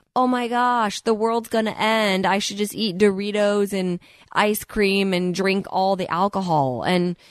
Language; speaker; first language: English; native; English